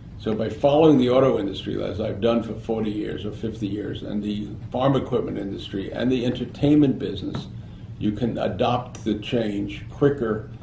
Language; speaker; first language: English; native; English